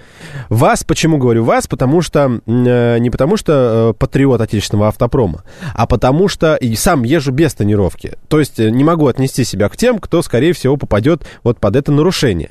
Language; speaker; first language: Russian; native; Russian